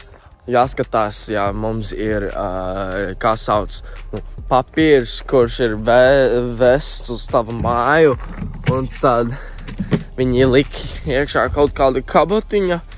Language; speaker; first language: Latvian; early bilingual, heritage; English